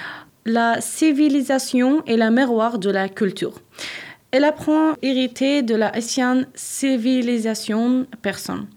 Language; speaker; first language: French; non-native, learner; Persian